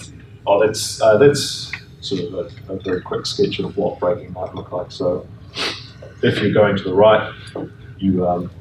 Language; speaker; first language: English; native; English